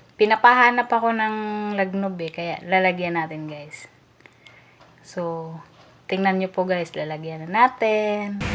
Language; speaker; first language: Filipino; native; Filipino